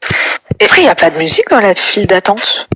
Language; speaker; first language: French; native; French